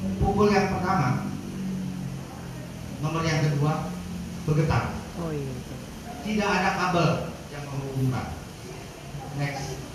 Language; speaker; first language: Indonesian; native; Indonesian